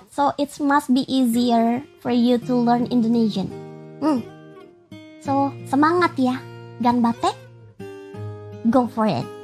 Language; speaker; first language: English; non-native, fluent; Indonesian